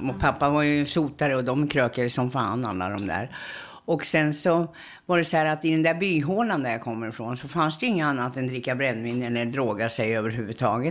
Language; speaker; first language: Swedish; native; Swedish